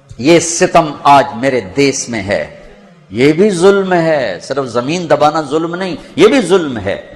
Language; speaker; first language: Urdu; non-native, local second language; Punjabi